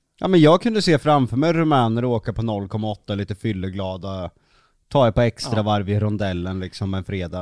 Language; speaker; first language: Swedish; native; Swedish